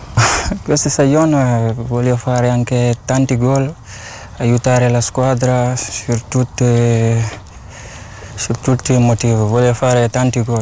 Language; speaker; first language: Italian; non-native, learner; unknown